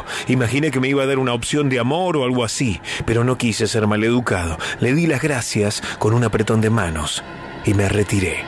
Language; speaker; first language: Spanish; native; Spanish